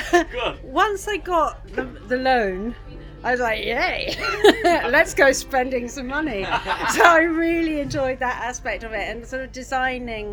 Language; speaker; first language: English; native; English